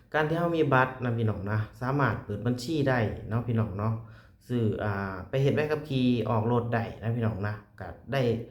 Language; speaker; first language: Thai; native; Thai